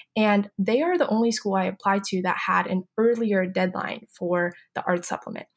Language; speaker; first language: English; non-native, fluent; Chinese